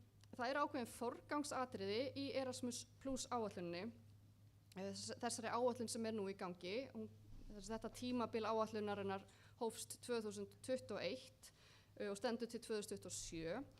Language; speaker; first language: Icelandic; native; Icelandic